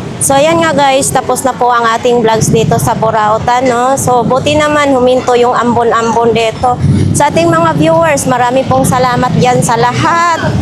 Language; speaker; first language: Filipino; non-native, local second language; Cebuano